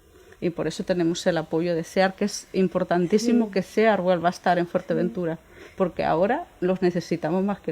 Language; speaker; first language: Spanish; native; Spanish